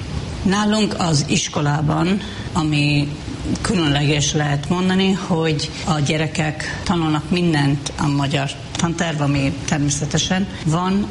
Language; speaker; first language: Hungarian; non-native, fluent; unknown